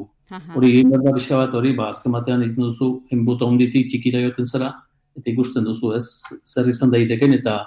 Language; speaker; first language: Basque; native; Basque